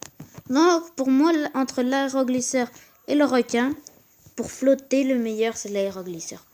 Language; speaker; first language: French; native; French